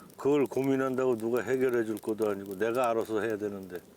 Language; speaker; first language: Korean; native; Korean